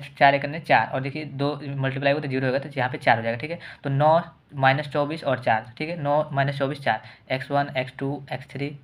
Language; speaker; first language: Hindi; native; Hindi